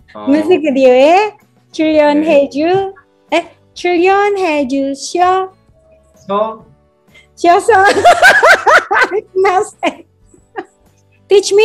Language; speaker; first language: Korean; non-native, learner; Indonesian